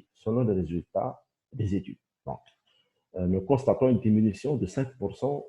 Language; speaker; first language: French; non-native, local second language; Arabic